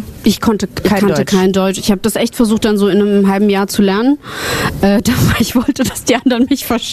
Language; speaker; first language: German; early bilingual, other home language; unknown